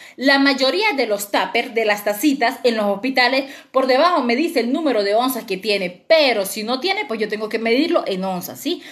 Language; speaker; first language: Spanish; native; Spanish